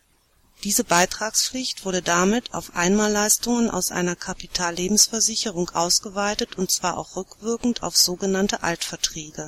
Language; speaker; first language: German; native; German